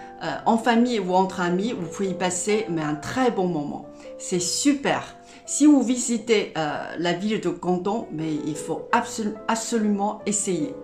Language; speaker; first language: French; non-native, fluent; Chinese